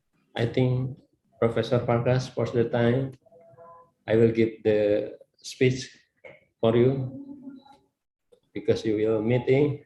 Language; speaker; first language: English; non-native, learner; Indonesian